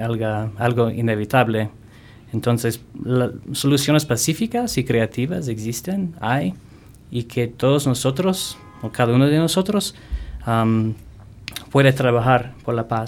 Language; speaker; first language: Spanish; non-native, fluent; English